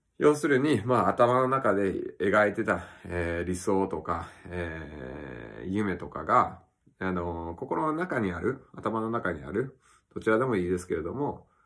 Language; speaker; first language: Japanese; early bilingual, other home language; English